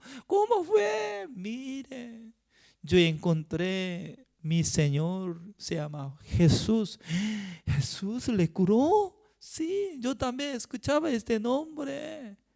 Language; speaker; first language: Spanish; non-native, fluent; Korean